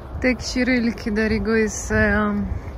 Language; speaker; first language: Korean; non-native, learner; Russian